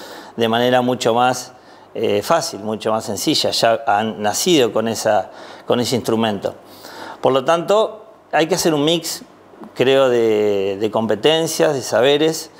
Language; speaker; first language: Spanish; native; Spanish